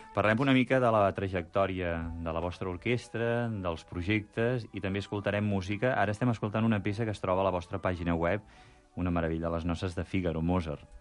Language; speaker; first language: Catalan; native; Catalan